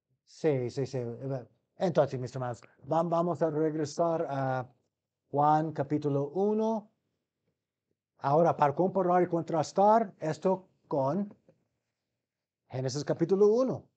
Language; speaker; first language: Spanish; non-native, fluent; English